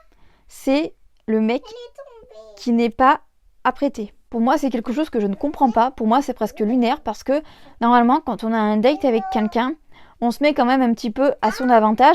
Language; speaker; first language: French; native; French